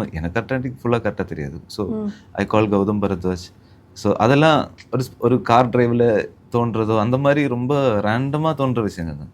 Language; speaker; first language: Tamil; early bilingual, heritage; Tamil